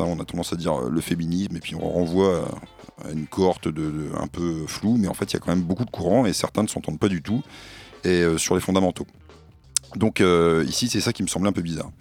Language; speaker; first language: French; native; French